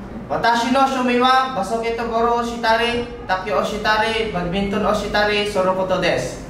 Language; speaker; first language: Japanese; non-native, learner; Filipino